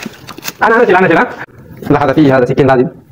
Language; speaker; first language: Arabic; non-native, learner; Telugu